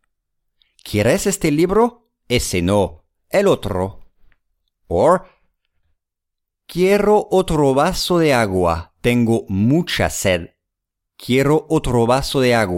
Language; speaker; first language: Spanish; non-native, fluent; English